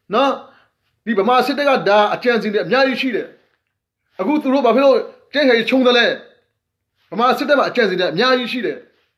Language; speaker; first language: Burmese; non-native, local second language; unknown